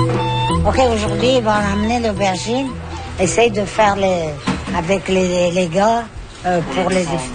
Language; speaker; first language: French; non-native, fluent; Persian